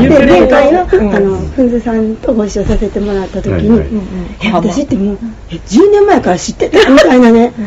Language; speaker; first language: Japanese; native; Japanese